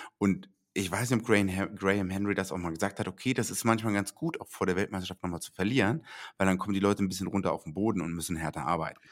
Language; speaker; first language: German; native; German